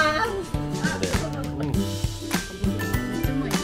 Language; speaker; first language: Japanese; native; Japanese